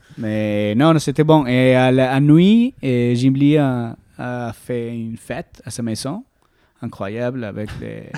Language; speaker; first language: French; non-native, learner; Spanish